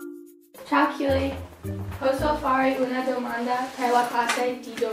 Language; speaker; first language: Italian; non-native, learner; English